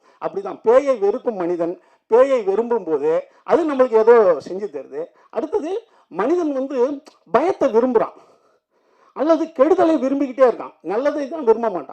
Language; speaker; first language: Tamil; native; Tamil